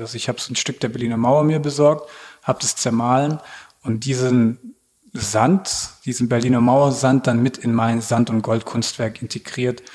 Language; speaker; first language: German; native; German